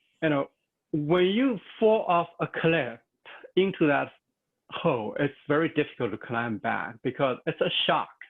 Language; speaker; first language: English; non-native, fluent; Chinese